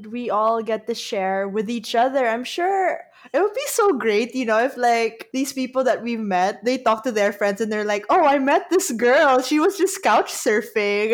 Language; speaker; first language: English; non-native, local second language; Filipino